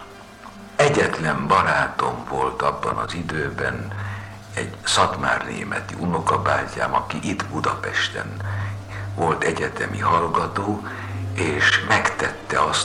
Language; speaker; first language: Hungarian; native; Hungarian